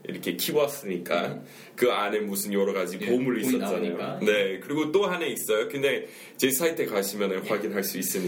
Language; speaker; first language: Korean; non-native, fluent; English